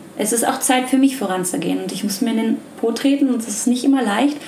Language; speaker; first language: German; native; German